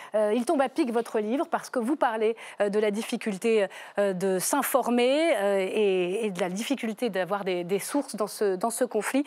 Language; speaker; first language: French; native; French